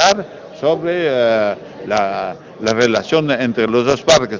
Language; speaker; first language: Spanish; non-native, learner; French